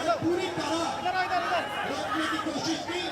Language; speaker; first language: Hindi; native; Hindi